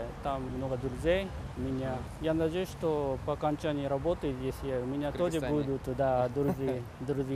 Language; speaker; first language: Russian; non-native, fluent; Japanese